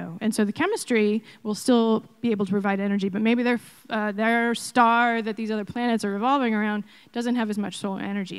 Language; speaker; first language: English; native; English